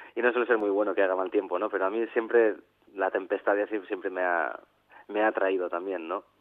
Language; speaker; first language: Spanish; native; Spanish